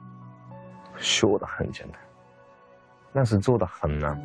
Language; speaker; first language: Chinese; non-native, fluent; Japanese